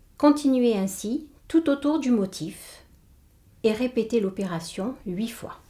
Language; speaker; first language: French; native; French